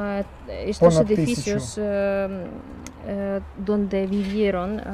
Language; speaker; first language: Spanish; non-native, learner; Ukrainian